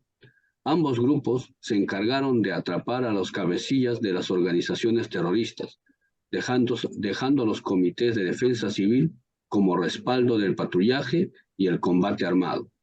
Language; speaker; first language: Spanish; native; Spanish